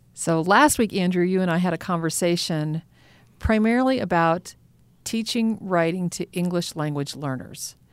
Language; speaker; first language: English; native; English